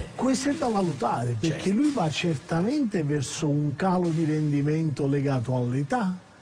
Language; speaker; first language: Italian; native; Italian